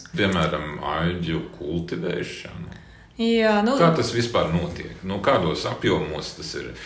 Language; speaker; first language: Latvian; native; Latvian